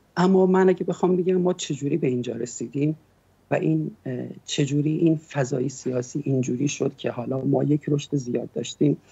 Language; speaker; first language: Persian; native; Persian